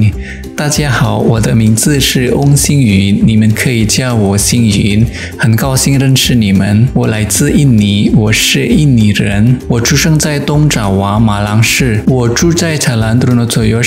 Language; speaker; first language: Chinese; non-native, fluent; Indonesian